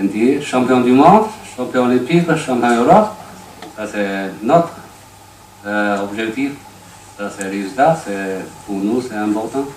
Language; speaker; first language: French; non-native, learner; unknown